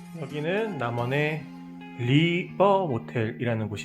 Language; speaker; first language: Korean; native; Korean